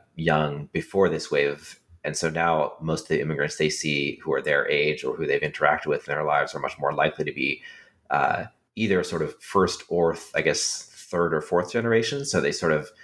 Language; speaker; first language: English; native; English